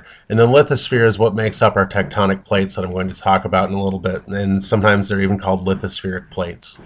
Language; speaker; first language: English; native; English